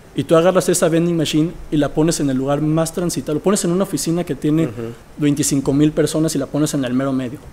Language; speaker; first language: Spanish; early bilingual, heritage; Spanish